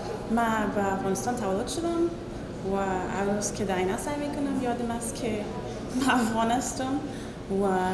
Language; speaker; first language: Persian; early bilingual, heritage; Persian